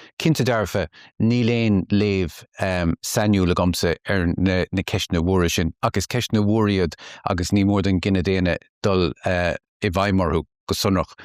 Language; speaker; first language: Irish; native; Irish